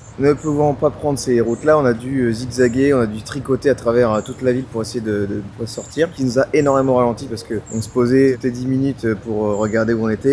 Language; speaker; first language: French; native; French